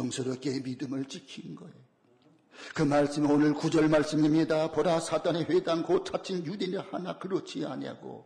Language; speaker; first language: Korean; native; Korean